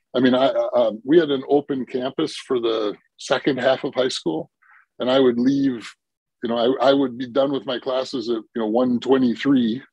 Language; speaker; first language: English; native; English